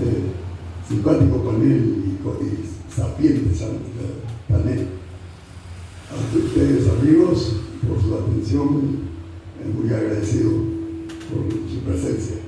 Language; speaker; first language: Spanish; native; Spanish